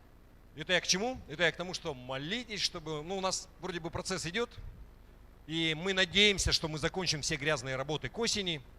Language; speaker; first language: Russian; native; Russian